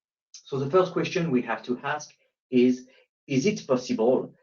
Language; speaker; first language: English; non-native, fluent; French